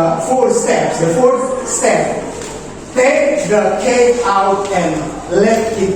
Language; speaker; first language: English; non-native, learner; Indonesian